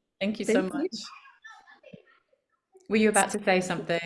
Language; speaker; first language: English; native; English